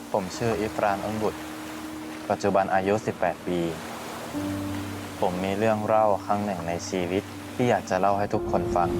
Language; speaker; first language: Thai; native; Thai